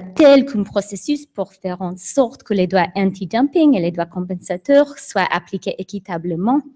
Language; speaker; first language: French; non-native, fluent; English